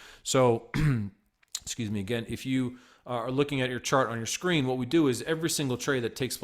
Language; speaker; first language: English; native; English